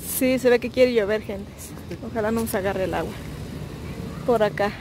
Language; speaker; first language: Spanish; native; Spanish